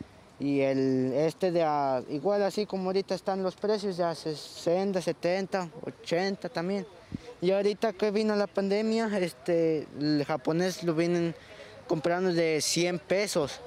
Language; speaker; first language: Spanish; native; Spanish